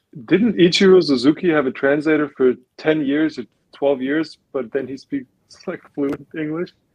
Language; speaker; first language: English; non-native, fluent; German